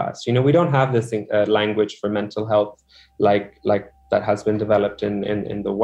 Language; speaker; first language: English; non-native, local second language; Urdu